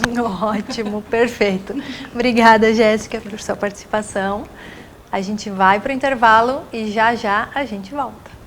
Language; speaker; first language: Portuguese; native; Portuguese